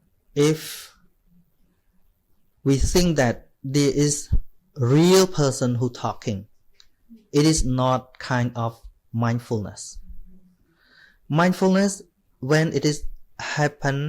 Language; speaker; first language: English; non-native, learner; Khmer